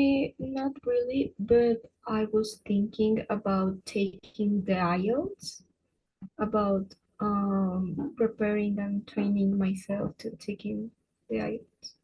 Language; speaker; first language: English; non-native, fluent; Spanish